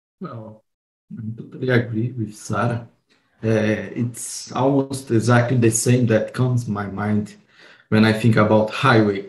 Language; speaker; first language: English; non-native, fluent; Spanish